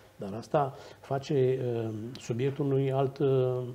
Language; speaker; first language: Romanian; native; Romanian